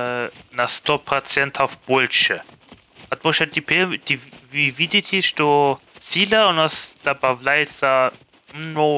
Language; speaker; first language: Russian; non-native, fluent; German